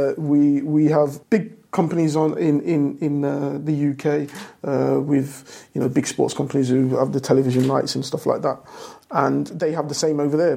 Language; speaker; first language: English; native; English